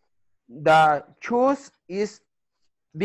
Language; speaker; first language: English; non-native, learner; Spanish